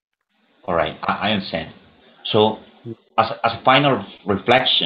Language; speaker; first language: English; non-native, fluent; Spanish